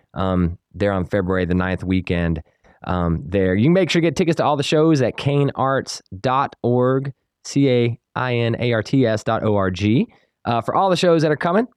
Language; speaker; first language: English; native; English